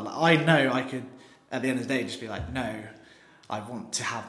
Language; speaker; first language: English; native; English